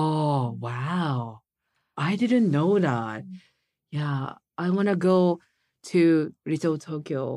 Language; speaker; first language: English; non-native, learner; Japanese